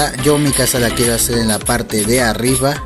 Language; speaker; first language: Spanish; native; Spanish